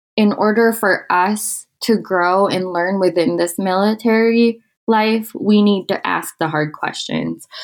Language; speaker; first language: English; non-native, local second language; Filipino